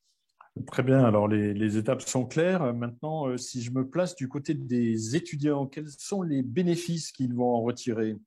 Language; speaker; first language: French; native; French